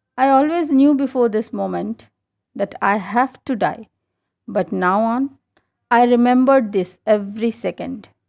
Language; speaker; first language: English; non-native, local second language; Hindi